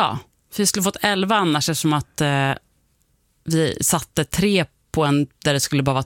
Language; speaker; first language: Swedish; native; Swedish